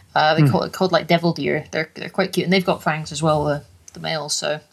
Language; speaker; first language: English; native; English